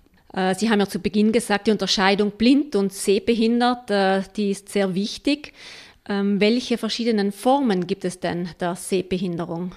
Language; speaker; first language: German; native; German